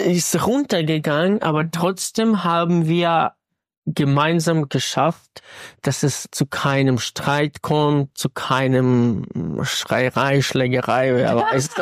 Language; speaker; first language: German; non-native, fluent; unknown